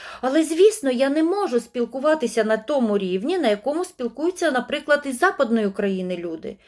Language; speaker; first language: Ukrainian; non-native, local second language; Russian